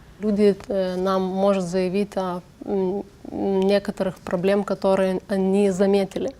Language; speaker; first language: Russian; non-native, learner; Lithuanian